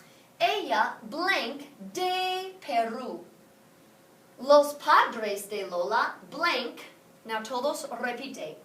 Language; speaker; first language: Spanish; non-native, fluent; English